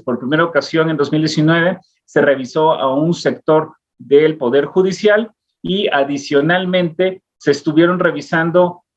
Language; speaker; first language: Spanish; native; Spanish